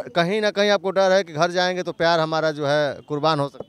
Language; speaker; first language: Hindi; native; Hindi